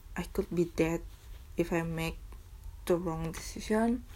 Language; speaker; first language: English; non-native, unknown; Indonesian